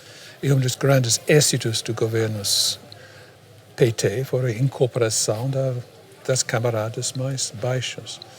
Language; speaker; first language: Portuguese; non-native, fluent; English